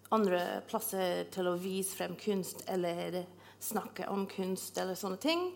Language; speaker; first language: Norwegian; non-native, fluent; English